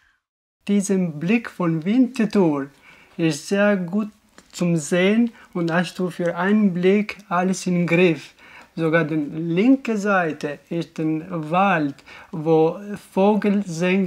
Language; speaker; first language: German; non-native, learner; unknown